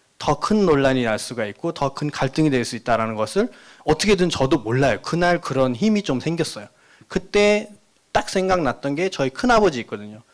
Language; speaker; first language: Korean; non-native, fluent; Nepali